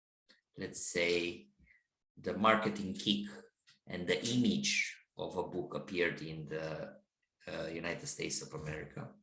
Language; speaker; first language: English; non-native, fluent; Romanian